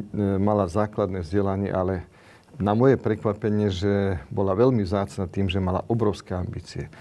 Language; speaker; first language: Slovak; non-native, local second language; Romany